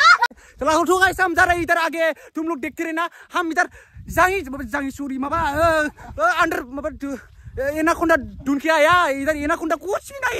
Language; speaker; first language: Hindi; non-native, local second language; Bodo